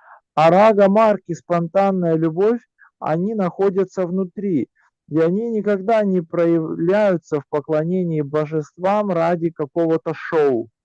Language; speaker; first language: Russian; native; Russian